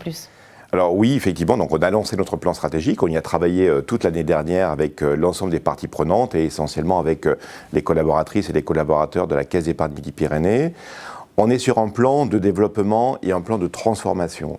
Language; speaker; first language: French; native; French